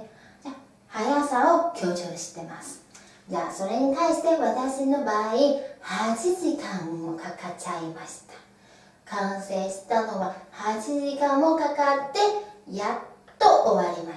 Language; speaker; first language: Japanese; non-native, fluent; Chinese